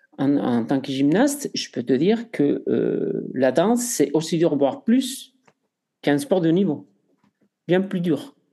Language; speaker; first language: French; non-native, fluent; Spanish